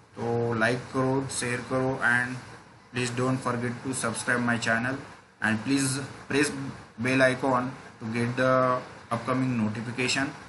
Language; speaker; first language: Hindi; non-native, local second language; Marathi